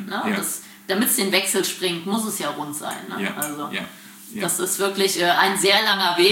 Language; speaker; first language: German; native; German